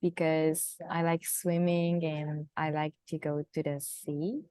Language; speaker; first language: English; non-native, fluent; Japanese